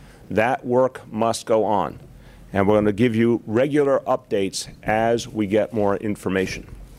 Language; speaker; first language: English; native; English